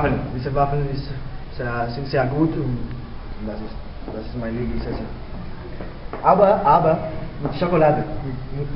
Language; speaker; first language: German; non-native, learner; Spanish